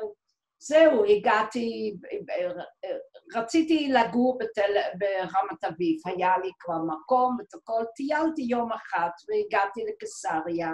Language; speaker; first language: Hebrew; non-native, fluent; Dutch